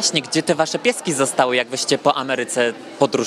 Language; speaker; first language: Polish; native; Polish